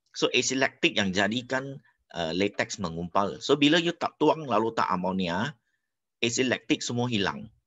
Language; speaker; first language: Malay; non-native, local second language; Chinese